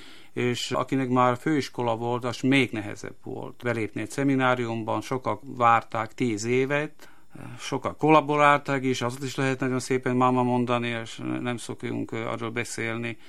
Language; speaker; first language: Hungarian; non-native, local second language; Slovak